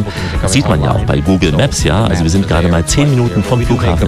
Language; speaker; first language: German; native; German